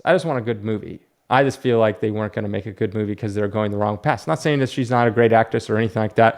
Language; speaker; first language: English; native; English